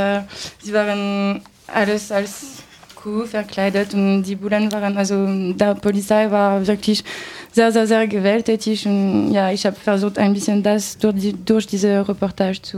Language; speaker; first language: German; non-native, learner; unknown